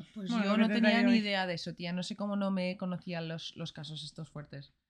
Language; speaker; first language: Spanish; non-native, fluent; English